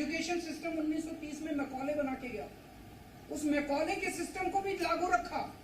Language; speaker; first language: Hindi; native; Hindi